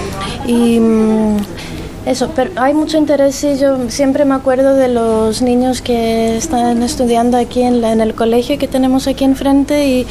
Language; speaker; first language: Spanish; non-native, fluent; Greek